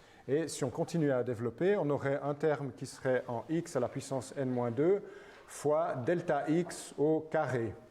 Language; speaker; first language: French; native; French